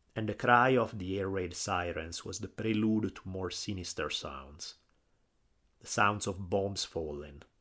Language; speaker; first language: English; non-native, fluent; Italian